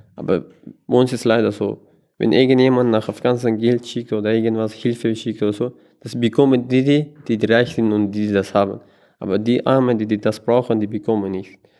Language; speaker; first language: German; non-native, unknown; Persian